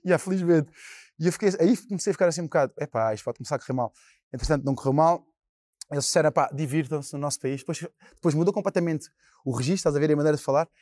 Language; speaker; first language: Portuguese; native; Portuguese